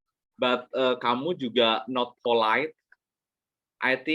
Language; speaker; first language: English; non-native, learner; Indonesian